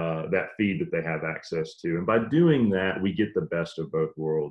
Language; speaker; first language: English; native; English